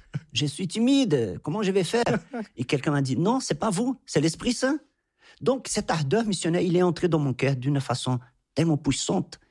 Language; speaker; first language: French; non-native, fluent; Portuguese